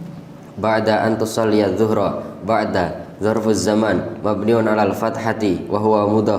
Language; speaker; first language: Arabic; non-native, learner; Indonesian